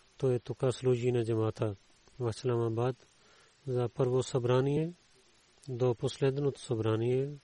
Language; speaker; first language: Bulgarian; non-native, learner; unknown